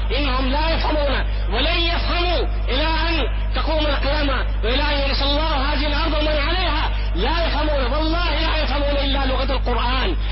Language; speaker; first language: Arabic; non-native, fluent; Urdu